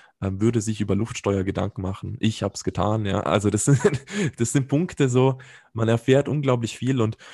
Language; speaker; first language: German; native; German